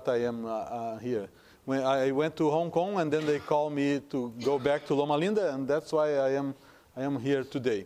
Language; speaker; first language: English; non-native, fluent; Portuguese